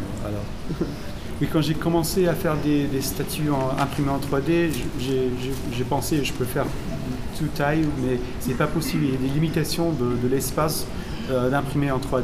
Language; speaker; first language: French; non-native, fluent; German